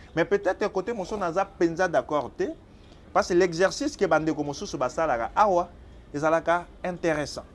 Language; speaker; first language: French; non-native, local second language; Lingala